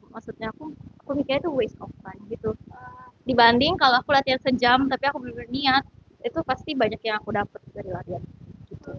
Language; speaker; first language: Indonesian; native; Indonesian